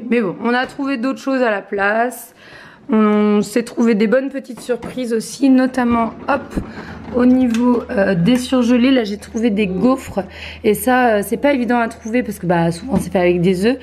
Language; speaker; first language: French; native; French